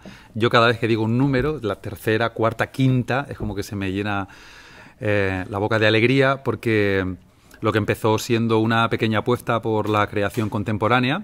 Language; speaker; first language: Spanish; native; Spanish